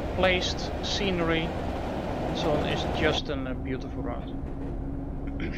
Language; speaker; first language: English; non-native, fluent; Dutch